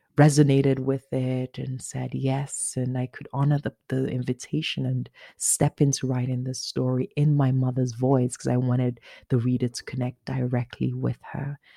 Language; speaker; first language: English; non-native, local second language; Igbo